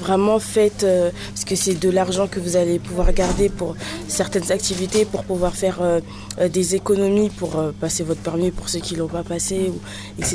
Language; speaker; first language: French; non-native, fluent; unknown